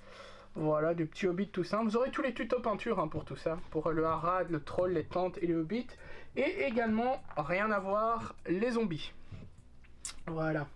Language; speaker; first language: French; native; French